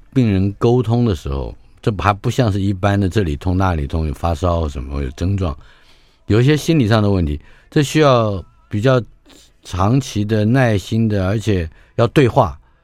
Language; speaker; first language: Chinese; native; Chinese